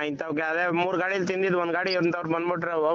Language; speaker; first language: Kannada; native; Kannada